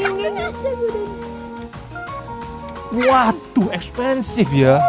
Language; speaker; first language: English; non-native, local second language; Indonesian